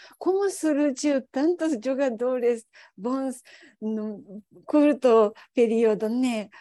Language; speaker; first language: Portuguese; non-native, learner; Japanese